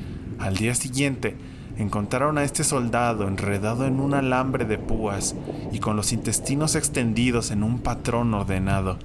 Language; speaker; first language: Spanish; native; Spanish